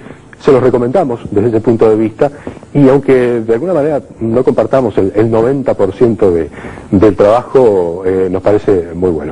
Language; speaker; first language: Spanish; native; Spanish